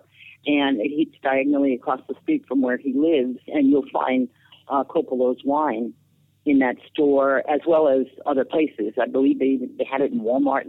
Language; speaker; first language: English; native; English